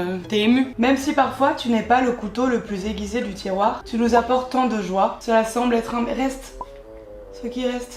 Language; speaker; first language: French; native; French